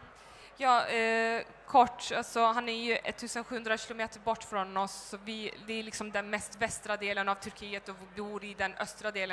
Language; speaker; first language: Swedish; early bilingual, other home language; Turkish